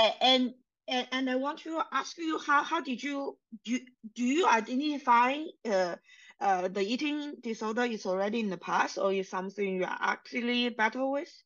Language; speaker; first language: English; non-native, fluent; Chinese